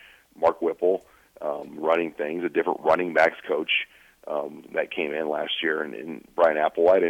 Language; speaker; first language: English; native; English